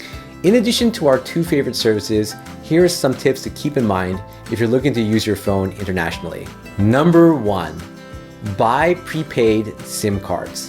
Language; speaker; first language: English; native; English